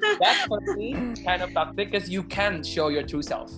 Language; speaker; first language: English; non-native, learner; Indonesian